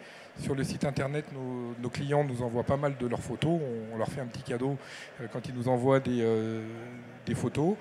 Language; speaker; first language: French; native; French